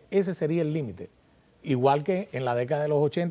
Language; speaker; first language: Spanish; native; Spanish